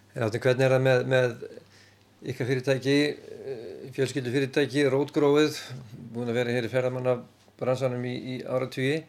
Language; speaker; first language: Icelandic; native; Icelandic